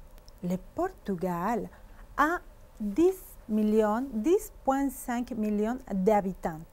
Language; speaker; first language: French; non-native, fluent; Spanish